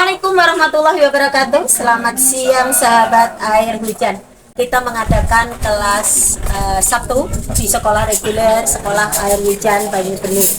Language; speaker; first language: Indonesian; native; Indonesian